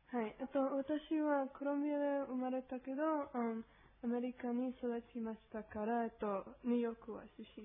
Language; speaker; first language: Japanese; non-native, learner; Spanish